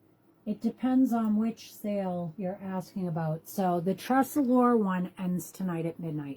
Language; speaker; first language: English; native; English